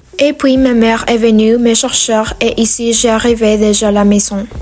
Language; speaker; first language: French; non-native, learner; Spanish